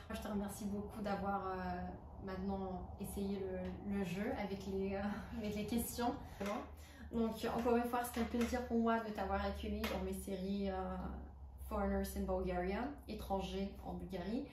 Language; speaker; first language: French; non-native, fluent; Bulgarian